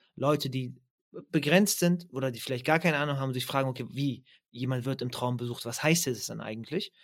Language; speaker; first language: German; early bilingual, other home language; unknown